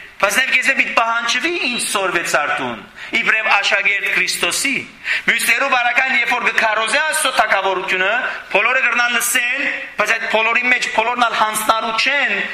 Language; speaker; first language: Armenian; early bilingual, heritage; Armenian